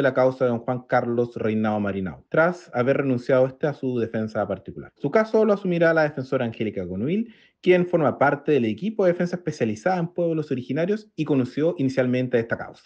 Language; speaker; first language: Spanish; native; Spanish